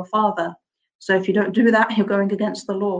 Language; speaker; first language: English; native; English